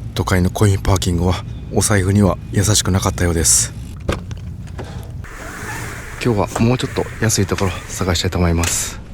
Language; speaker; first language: Japanese; native; Japanese